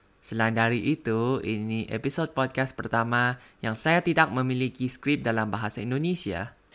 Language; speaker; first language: Indonesian; non-native, learner; Thai